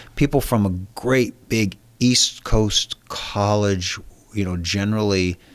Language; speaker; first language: English; native; English